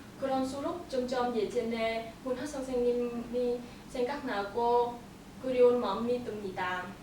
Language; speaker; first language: Korean; non-native, learner; Vietnamese